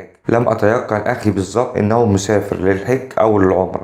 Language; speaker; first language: Arabic; native; Arabic